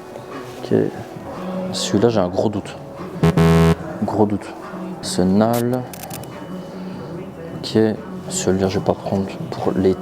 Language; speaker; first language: French; native; French